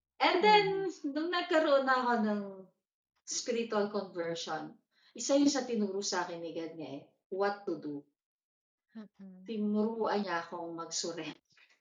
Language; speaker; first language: Filipino; native; Filipino